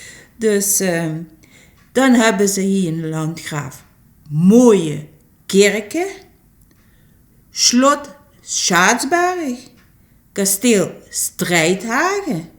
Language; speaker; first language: Dutch; native; Dutch